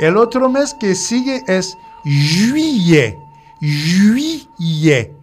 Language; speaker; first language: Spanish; non-native, fluent; French